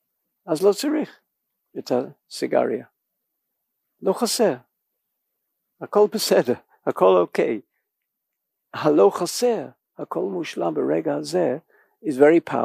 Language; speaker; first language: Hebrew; non-native, fluent; English